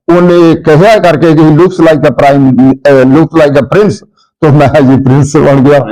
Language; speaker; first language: Punjabi; native; Punjabi